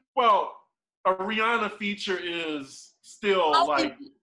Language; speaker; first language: English; native; English